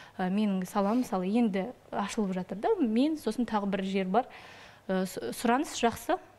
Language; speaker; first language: Kazakh; native; Kazakh